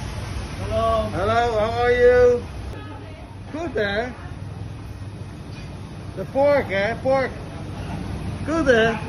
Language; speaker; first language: English; non-native, learner; Dutch